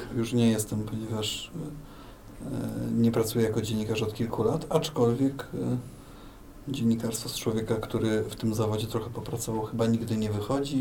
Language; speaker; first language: Polish; native; Polish